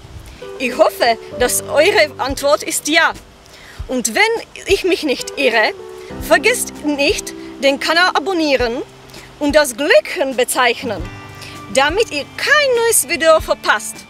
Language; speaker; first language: German; non-native, fluent; Czech